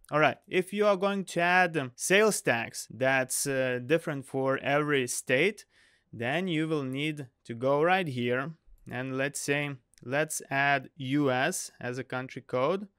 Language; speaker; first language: English; non-native, fluent; Lithuanian